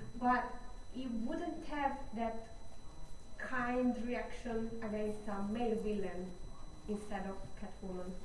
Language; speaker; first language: English; non-native, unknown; Italian